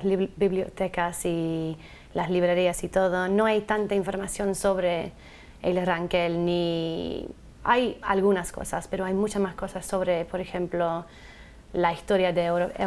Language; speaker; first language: Spanish; non-native, fluent; English